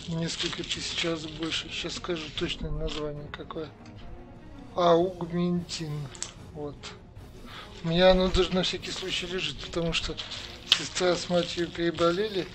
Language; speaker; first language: Russian; native; Russian